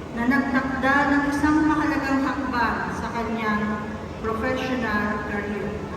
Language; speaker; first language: Filipino; native; Filipino